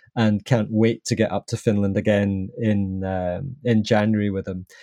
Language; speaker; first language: English; native; English